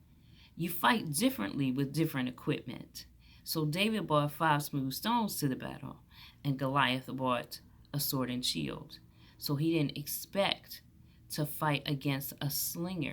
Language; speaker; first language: English; native; English